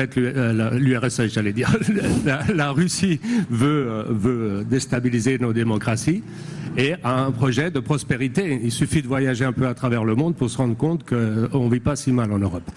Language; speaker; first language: French; non-native, fluent; Spanish